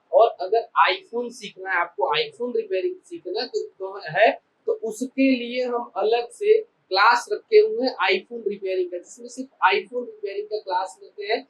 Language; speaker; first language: Hindi; native; Hindi